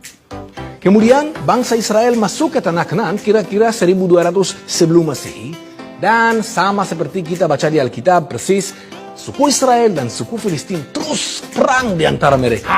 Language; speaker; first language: Indonesian; non-native, fluent; Hebrew